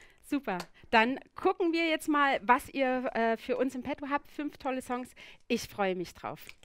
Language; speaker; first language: German; native; German